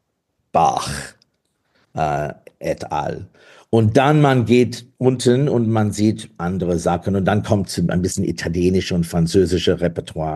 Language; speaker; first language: German; non-native, fluent; English